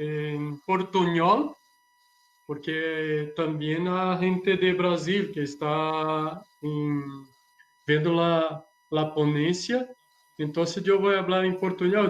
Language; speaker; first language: Spanish; non-native, learner; Portuguese